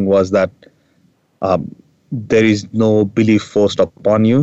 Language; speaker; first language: English; non-native, local second language; Kannada